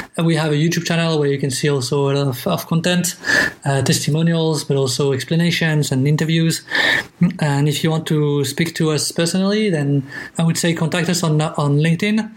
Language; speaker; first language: English; non-native, fluent; French